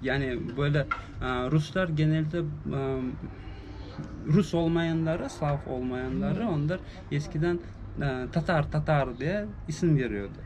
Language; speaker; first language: Turkish; non-native, fluent; Russian